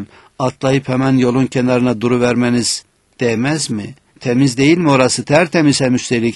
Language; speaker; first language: Turkish; native; Turkish